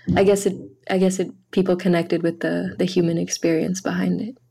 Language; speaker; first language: English; early bilingual, other home language; French